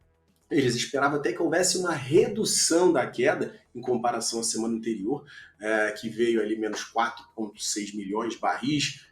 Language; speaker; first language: Portuguese; native; Portuguese